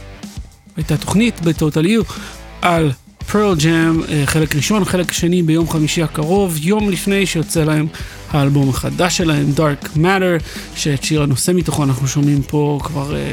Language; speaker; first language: Hebrew; native; Hebrew